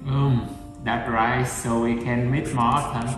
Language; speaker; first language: English; non-native, learner; Vietnamese